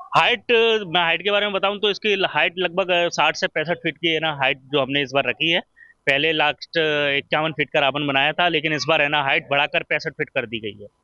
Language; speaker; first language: Hindi; native; Hindi